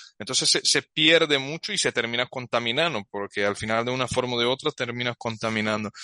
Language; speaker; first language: Spanish; non-native, fluent; Portuguese